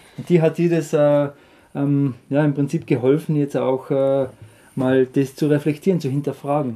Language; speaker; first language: German; native; German